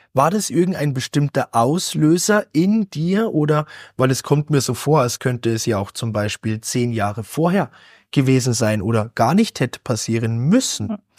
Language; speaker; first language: German; native; German